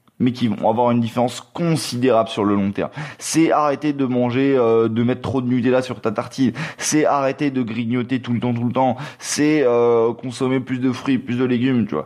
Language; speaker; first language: French; native; French